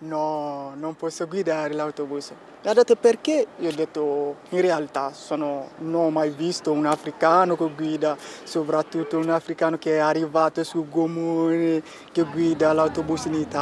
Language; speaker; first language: Italian; non-native, learner; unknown